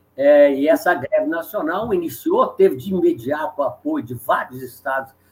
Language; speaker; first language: Portuguese; native; Portuguese